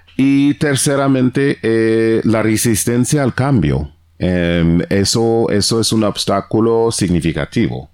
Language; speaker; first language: Spanish; non-native, fluent; English